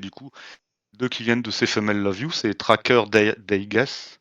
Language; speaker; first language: French; native; French